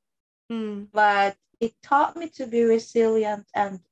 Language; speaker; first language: English; non-native, local second language; Iloko